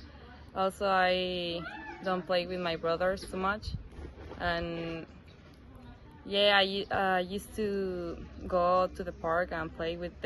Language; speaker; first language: English; non-native, fluent; Spanish